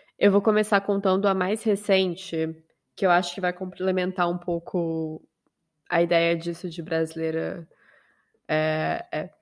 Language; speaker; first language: Portuguese; native; Portuguese